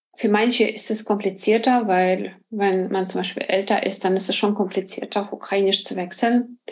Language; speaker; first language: German; non-native, fluent; Ukrainian